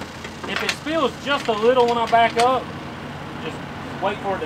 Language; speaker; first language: English; native; English